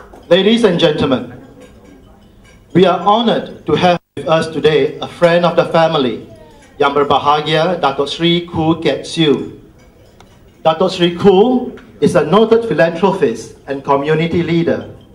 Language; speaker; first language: English; non-native, local second language; Min Nan Chinese